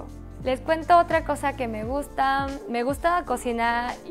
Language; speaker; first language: Spanish; early bilingual, other home language; Korean